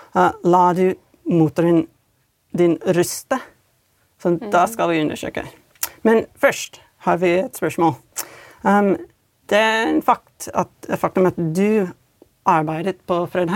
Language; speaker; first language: Norwegian; non-native, fluent; English